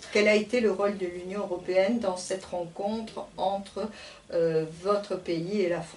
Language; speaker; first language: French; native; French